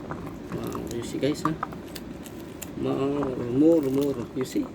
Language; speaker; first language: English; non-native, learner; Filipino